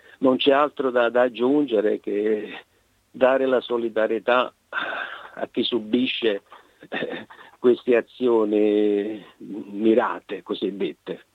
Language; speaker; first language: Italian; native; Italian